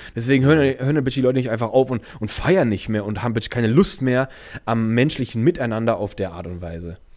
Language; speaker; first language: German; native; German